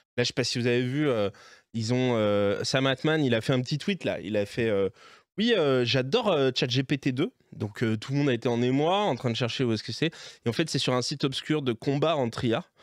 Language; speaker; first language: French; native; French